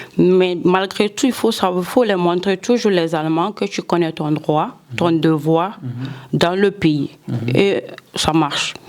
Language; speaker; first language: French; non-native, local second language; Fula